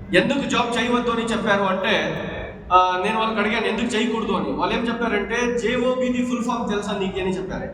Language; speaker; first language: Telugu; non-native, local second language; Urdu